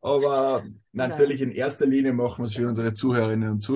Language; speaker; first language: German; native; German